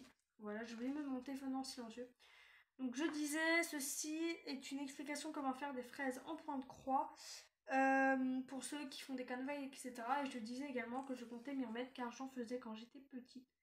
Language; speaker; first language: French; native; French